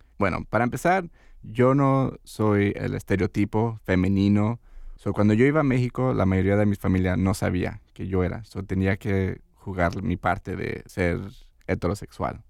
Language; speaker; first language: Spanish; early bilingual, heritage; Spanish